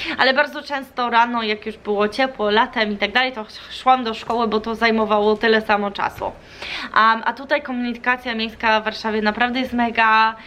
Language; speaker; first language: Polish; early bilingual, heritage; Polish